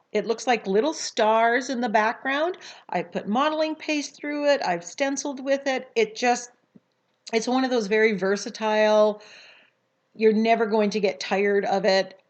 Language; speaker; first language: English; native; English